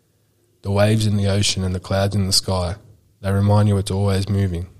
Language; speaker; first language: English; native; English